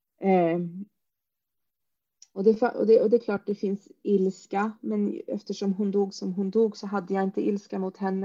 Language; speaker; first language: Swedish; early bilingual, other home language; Arabic